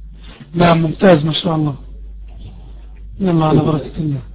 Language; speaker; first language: Arabic; native; Arabic